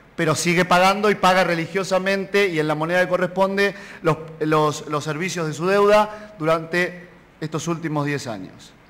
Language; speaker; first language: Spanish; native; Spanish